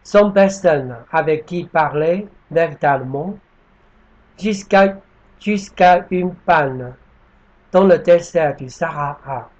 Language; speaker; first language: French; non-native, fluent; Chinese